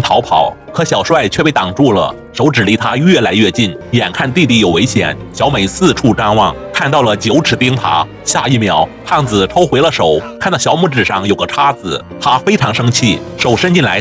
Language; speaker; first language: Chinese; native; Chinese